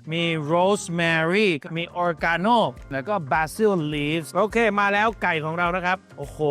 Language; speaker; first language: Thai; early bilingual, heritage; Thai